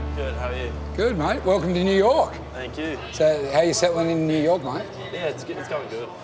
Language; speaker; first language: English; native; English